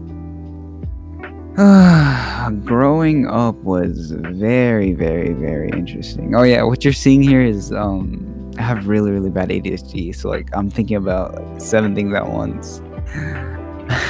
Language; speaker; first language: English; early bilingual, other home language; Arabic